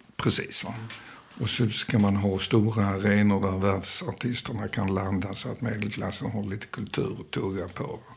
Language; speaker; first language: Swedish; early bilingual, other home language; Danish